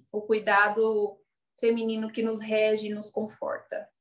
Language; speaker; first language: Portuguese; native; Portuguese